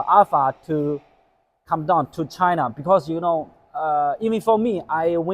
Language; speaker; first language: English; non-native, learner; Chinese